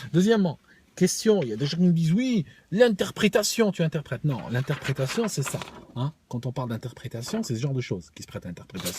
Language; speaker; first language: French; native; French